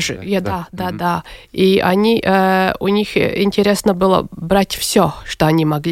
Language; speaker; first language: Russian; non-native, local second language; Latvian